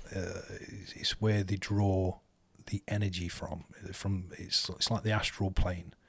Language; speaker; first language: English; native; English